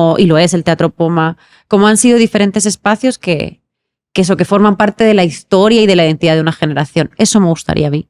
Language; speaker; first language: Spanish; native; Spanish